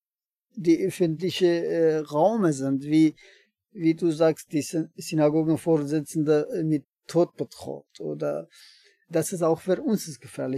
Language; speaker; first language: German; non-native, learner; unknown